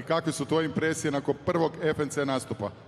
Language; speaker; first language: Croatian; native; Croatian